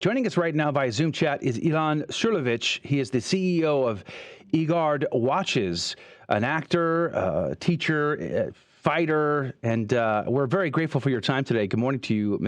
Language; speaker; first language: English; native; English